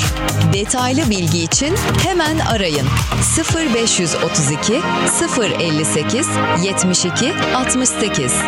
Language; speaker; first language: Turkish; native; Turkish